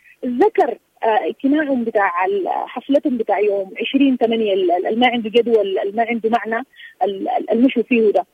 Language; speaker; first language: Arabic; native; Arabic